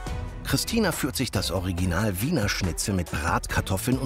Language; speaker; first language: German; native; German